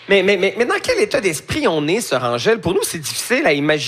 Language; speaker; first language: French; native; French